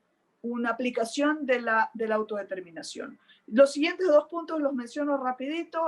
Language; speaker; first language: Spanish; native; Spanish